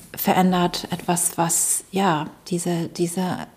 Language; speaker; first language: German; early bilingual, other home language; English